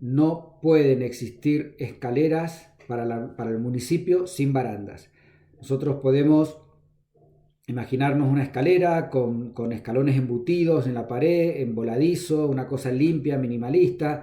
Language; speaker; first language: Spanish; native; Spanish